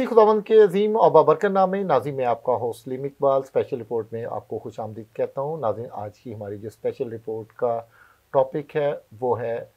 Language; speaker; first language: Urdu; non-native, local second language; Punjabi